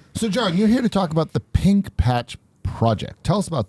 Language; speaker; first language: English; native; English